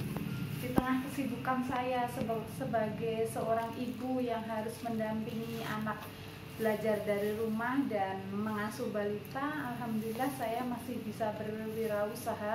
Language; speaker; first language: Indonesian; non-native, local second language; Javanese